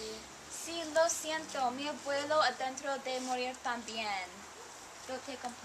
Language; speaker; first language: Spanish; non-native, learner; English